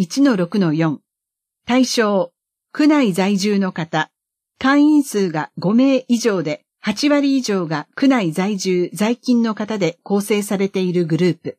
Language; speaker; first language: Japanese; native; Japanese